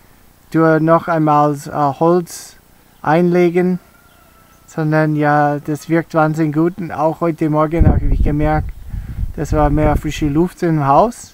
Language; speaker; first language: German; early bilingual, heritage; English